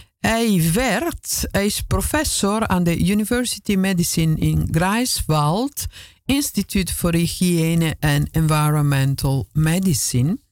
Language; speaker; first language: Dutch; non-native, fluent; Italian